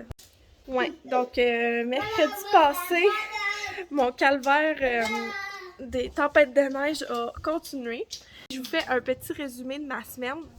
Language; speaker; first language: French; native; French